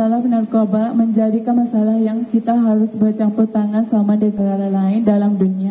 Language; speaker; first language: Indonesian; non-native, learner; Thai